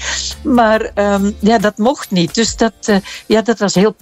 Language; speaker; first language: Dutch; native; Dutch